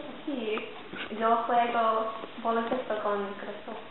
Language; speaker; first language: Spanish; non-native, learner; English